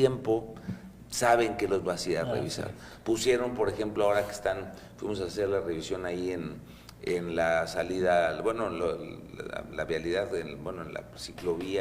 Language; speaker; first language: Spanish; native; Spanish